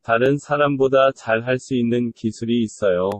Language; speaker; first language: Korean; non-native, learner; Bangla